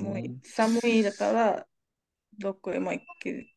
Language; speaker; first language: Japanese; non-native, learner; Indonesian